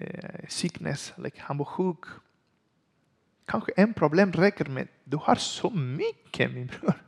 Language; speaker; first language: Swedish; non-native, learner; Spanish